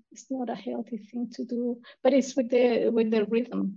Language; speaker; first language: English; non-native, fluent; Spanish